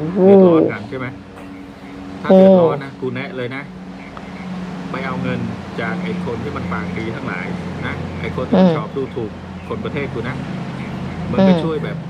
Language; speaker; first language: Thai; native; Thai